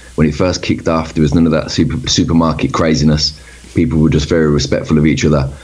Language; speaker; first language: English; native; English